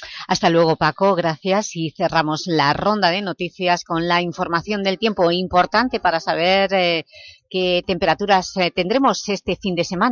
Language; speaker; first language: Spanish; native; Spanish